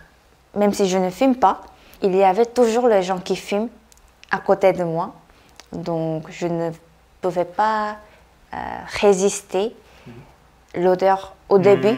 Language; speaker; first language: French; non-native, fluent; Korean